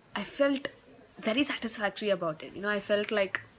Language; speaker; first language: English; non-native, local second language; Tamil